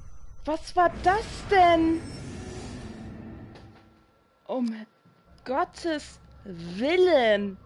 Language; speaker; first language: German; native; German